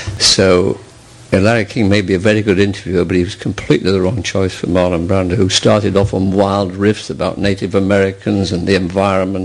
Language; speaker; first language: English; native; English